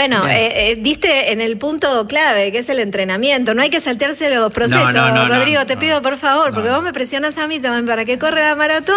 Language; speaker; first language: Spanish; native; Spanish